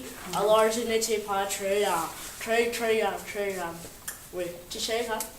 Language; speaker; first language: French; non-native, learner; English